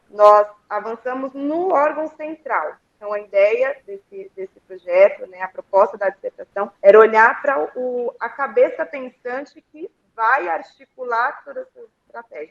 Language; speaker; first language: Portuguese; native; Portuguese